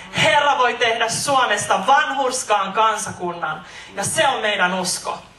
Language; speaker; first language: Finnish; native; Finnish